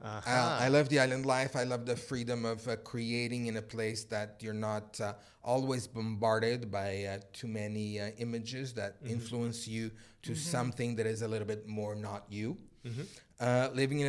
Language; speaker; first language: English; native; English